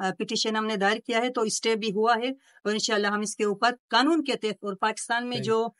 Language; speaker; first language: Urdu; non-native, local second language; Pashto